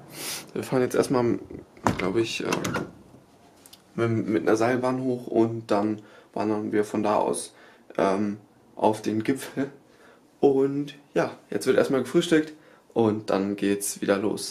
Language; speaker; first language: German; native; German